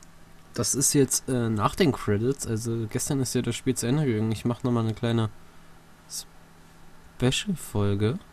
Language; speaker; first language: German; native; German